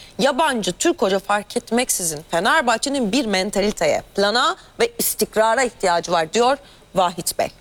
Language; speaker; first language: Turkish; native; Turkish